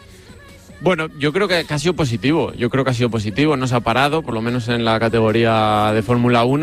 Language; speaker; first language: Spanish; native; Spanish